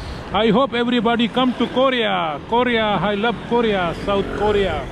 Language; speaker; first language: English; non-native, learner; Urdu